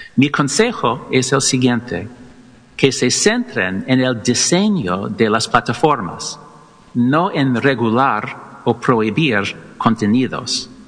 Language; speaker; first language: Spanish; non-native, learner; English